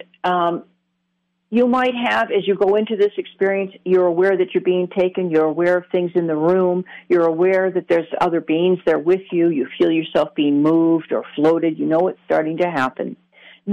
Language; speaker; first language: English; native; English